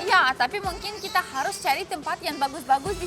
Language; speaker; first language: Indonesian; non-native, fluent; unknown